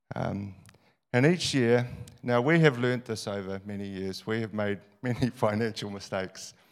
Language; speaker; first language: English; native; English